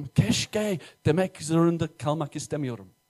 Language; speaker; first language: Turkish; non-native, fluent; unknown